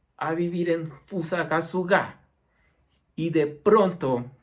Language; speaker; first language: Spanish; early bilingual, heritage; Spanish